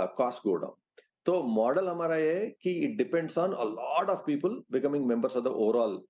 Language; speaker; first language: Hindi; non-native, local second language; Telugu